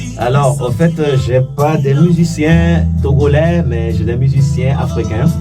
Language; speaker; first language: French; non-native, local second language; Ewe